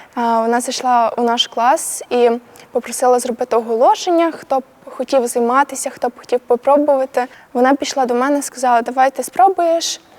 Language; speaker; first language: Ukrainian; native; Ukrainian